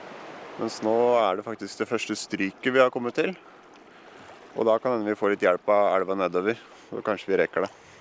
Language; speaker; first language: Norwegian; native; Norwegian